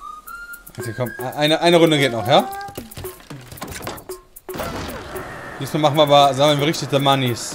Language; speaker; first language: German; native; German